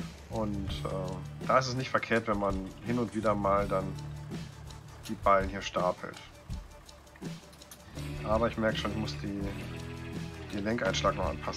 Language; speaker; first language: German; native; German